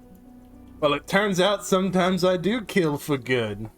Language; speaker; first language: English; native; English